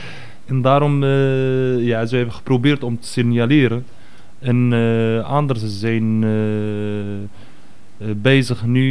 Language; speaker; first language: Dutch; non-native, fluent; Arabic